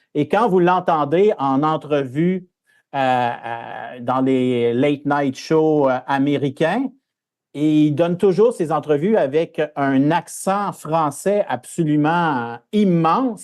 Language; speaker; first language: French; native; French